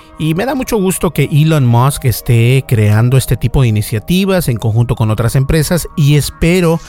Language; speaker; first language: Spanish; native; Spanish